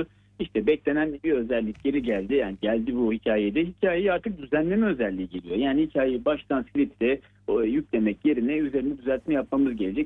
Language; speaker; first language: Turkish; native; Turkish